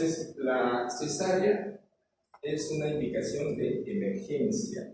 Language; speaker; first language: Spanish; native; Spanish